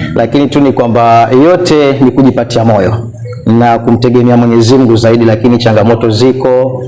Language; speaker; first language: Swahili; native; Swahili